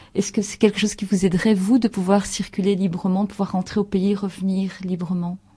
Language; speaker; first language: French; native; French